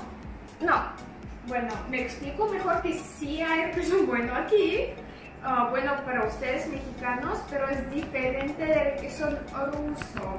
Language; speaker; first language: Spanish; non-native, fluent; Russian